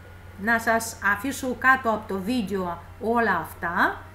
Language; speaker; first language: Greek; non-native, fluent; Russian